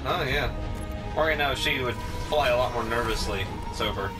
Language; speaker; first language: English; native; English